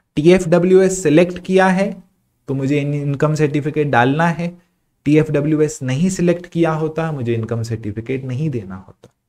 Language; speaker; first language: Hindi; non-native, local second language; Sindhi